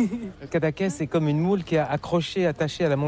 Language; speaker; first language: French; native; French